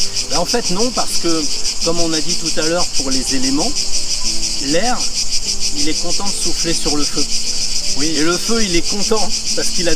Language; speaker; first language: French; native; French